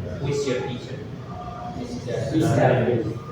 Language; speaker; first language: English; non-native, fluent; Indonesian